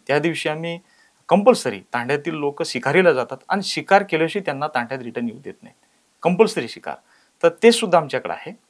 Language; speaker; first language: Marathi; non-native, local second language; Lambadi